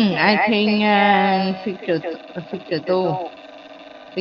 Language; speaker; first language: English; non-native, learner; Vietnamese